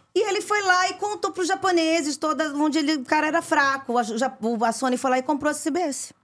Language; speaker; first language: Portuguese; early bilingual, other home language; Italian